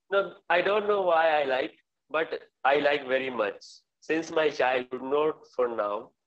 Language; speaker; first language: English; non-native, learner; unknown